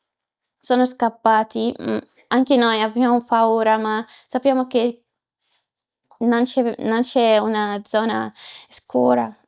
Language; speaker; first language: Italian; non-native, learner; Arabic